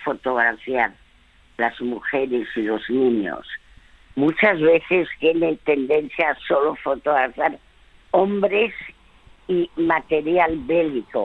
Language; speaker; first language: Spanish; early bilingual, other home language; French